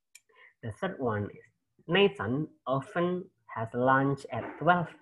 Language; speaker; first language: English; non-native, fluent; Indonesian